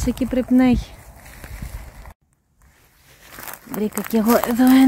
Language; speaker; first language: Greek; native; Greek